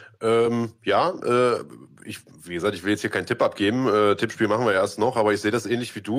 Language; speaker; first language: German; native; German